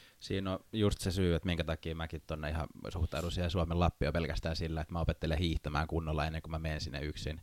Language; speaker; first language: Finnish; native; Finnish